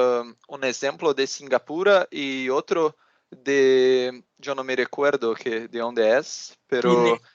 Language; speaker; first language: Spanish; non-native, learner; Portuguese